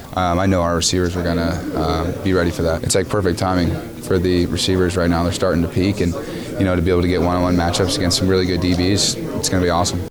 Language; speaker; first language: English; native; English